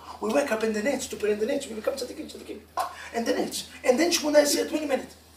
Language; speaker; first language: English; non-native, fluent; Hebrew